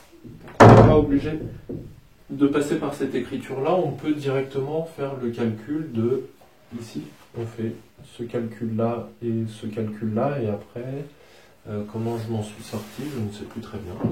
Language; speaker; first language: French; native; French